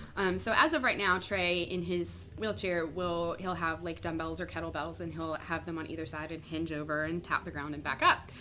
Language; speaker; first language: English; native; English